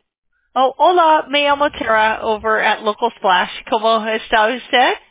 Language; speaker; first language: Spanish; non-native, learner; English